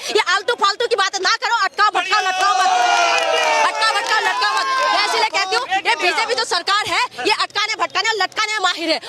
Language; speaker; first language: Hindi; non-native, local second language; Assamese